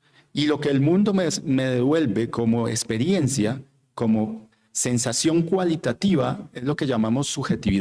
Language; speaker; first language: Spanish; native; Spanish